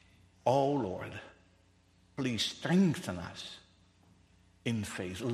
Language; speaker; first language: English; non-native, fluent; Dutch